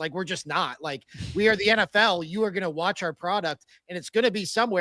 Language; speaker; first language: English; native; English